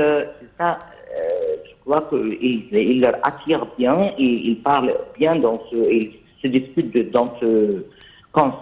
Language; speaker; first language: French; non-native, fluent; Arabic